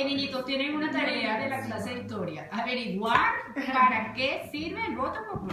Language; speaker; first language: Spanish; native; Spanish